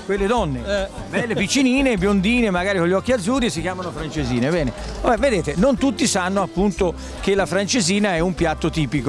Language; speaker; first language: Italian; native; Italian